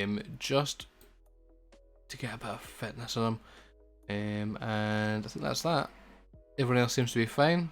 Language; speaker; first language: English; native; English